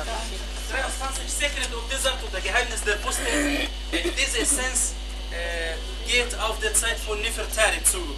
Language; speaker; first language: German; non-native, fluent; Arabic